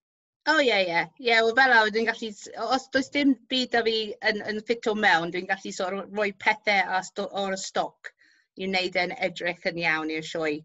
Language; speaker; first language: Welsh; non-native, local second language; English